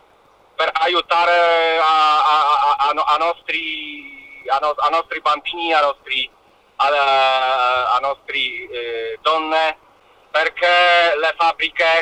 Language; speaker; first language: Italian; non-native, learner; Ukrainian